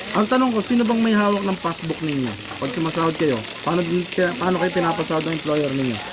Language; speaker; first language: Filipino; native; Filipino